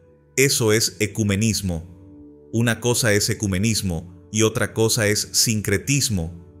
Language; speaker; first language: Spanish; native; Spanish